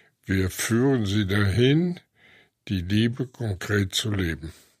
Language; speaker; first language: German; native; German